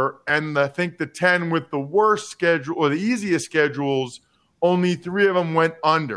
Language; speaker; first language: English; native; English